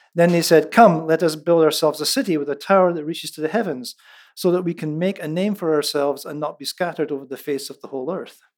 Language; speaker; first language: English; non-native, local second language; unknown